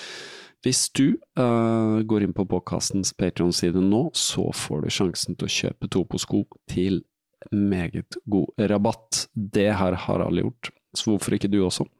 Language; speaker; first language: Norwegian; native; Norwegian